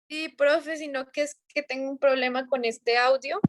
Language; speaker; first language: Spanish; native; Spanish